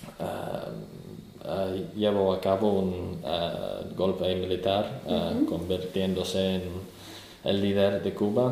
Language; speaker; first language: Spanish; non-native, learner; English